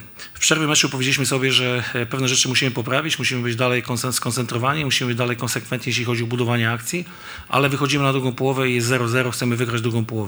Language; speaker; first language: Polish; native; Polish